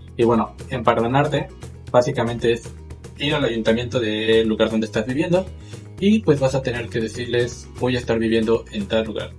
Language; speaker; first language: Spanish; native; Spanish